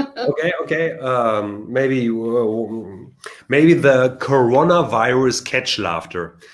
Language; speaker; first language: English; non-native, learner; German